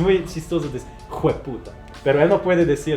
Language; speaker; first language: Spanish; non-native, fluent; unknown